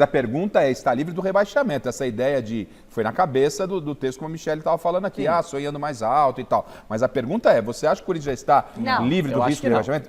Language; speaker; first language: Portuguese; native; Portuguese